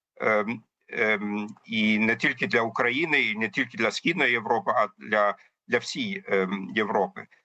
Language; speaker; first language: Ukrainian; non-native, fluent; German